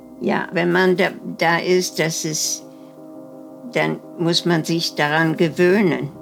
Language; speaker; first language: German; non-native, fluent; Dutch